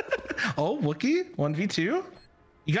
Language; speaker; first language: English; native; English